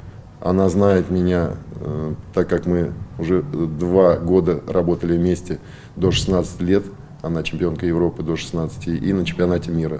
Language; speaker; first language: Russian; native; Russian